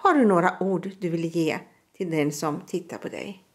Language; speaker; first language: Swedish; native; Swedish